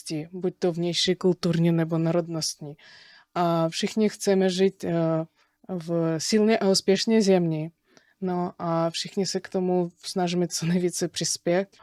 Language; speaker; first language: Czech; non-native, fluent; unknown